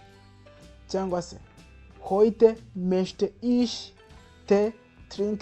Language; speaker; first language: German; non-native, fluent; Kinyarwanda